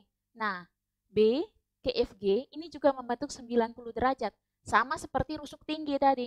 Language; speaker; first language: Indonesian; native; Indonesian